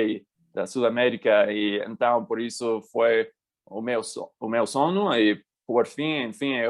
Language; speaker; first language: Portuguese; non-native, fluent; English